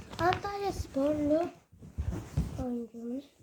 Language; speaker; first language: Turkish; early bilingual, heritage; Turkish